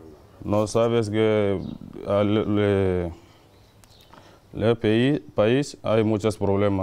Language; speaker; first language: Spanish; non-native, learner; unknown